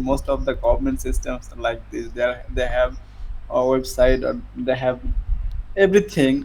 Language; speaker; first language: English; non-native, learner; Bangla